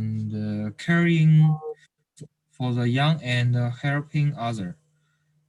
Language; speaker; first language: English; non-native, learner; Chinese